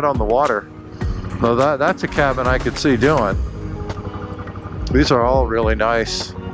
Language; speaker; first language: English; native; English